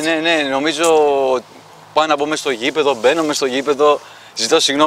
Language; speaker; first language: Greek; native; Greek